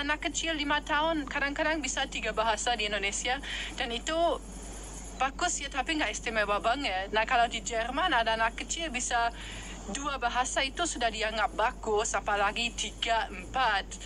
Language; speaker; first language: Indonesian; non-native, fluent; German